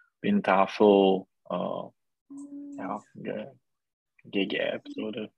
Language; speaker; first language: German; non-native, learner; Czech